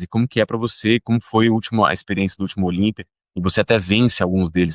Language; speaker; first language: Portuguese; native; Portuguese